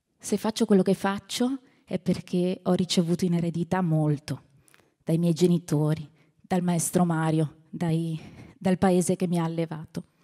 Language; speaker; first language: Italian; native; Italian